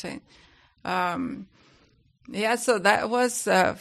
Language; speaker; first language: English; non-native, fluent; Portuguese